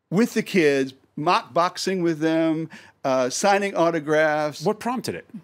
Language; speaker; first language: English; native; English